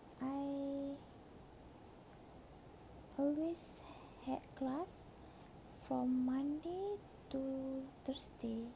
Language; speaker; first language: English; non-native, learner; Malay